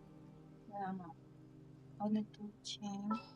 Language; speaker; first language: English; non-native, learner; Vietnamese